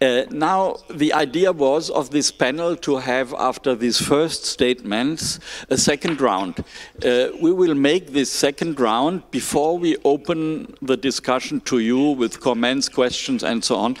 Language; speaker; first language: English; non-native, fluent; German